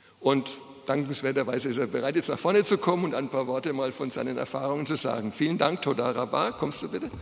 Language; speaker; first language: German; native; German